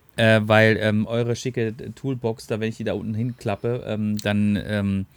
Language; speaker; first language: German; native; German